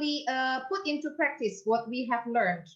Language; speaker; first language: English; non-native, fluent; Indonesian